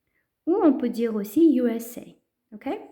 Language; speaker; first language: French; non-native, fluent; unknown